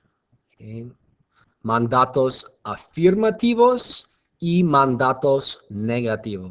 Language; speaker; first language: Spanish; non-native, fluent; English